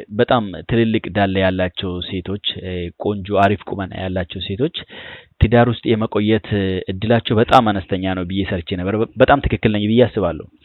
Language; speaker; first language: Amharic; non-native, local second language; Oromo